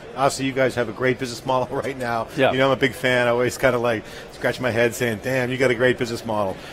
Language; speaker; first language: English; native; English